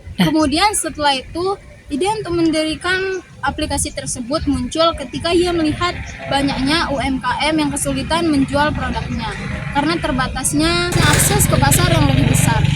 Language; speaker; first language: Indonesian; native; Indonesian